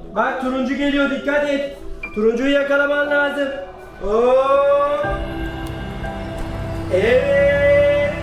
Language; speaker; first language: Turkish; native; Turkish